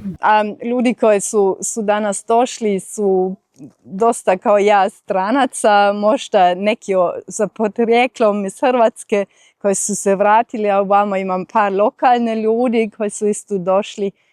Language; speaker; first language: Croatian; non-native, fluent; German